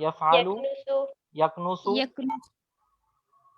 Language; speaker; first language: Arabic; non-native, fluent; Urdu